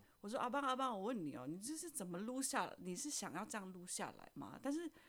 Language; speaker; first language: Chinese; non-native, fluent; Indonesian